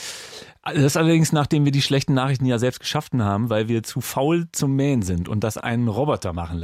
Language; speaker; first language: German; native; German